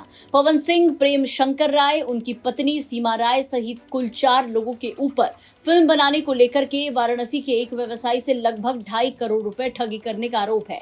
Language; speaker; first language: Hindi; native; Hindi